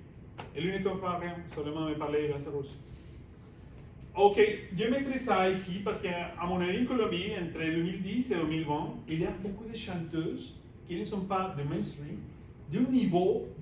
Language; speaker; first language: French; non-native, fluent; Spanish